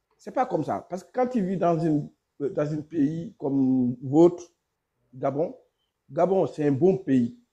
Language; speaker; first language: French; non-native, local second language; Wolof